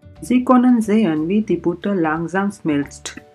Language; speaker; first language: German; non-native, learner; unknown